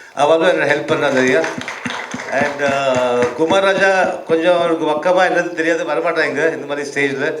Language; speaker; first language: Tamil; early bilingual, heritage; Tamil